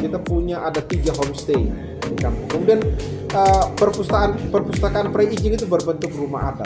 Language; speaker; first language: Indonesian; non-native, local second language; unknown